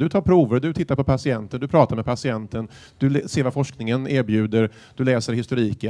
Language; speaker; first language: Swedish; native; Swedish